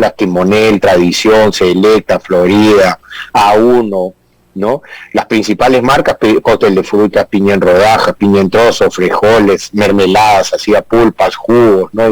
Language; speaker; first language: Spanish; native; Spanish